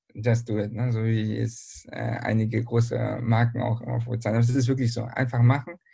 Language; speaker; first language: German; native; German